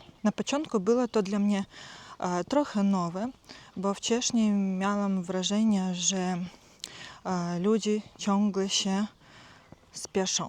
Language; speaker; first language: Polish; non-native, fluent; Ukrainian